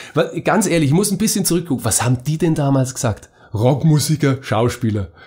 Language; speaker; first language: German; native; German